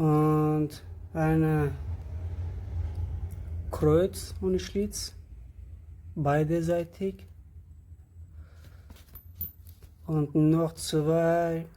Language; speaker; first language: German; non-native, learner; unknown